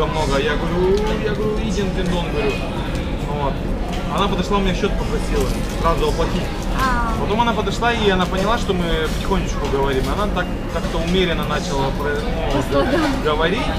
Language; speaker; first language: Russian; native; Russian